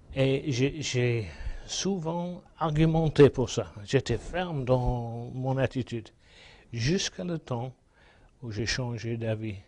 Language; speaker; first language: French; non-native, fluent; English